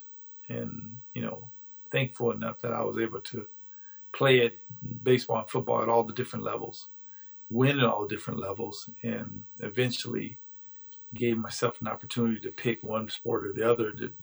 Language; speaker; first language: English; native; English